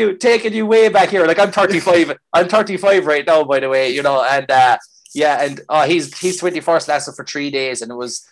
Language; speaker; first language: English; native; English